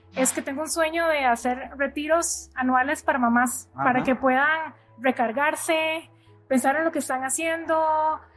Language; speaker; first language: Spanish; native; Spanish